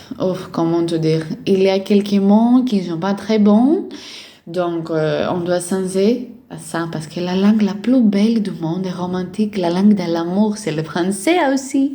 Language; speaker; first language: French; non-native, fluent; Greek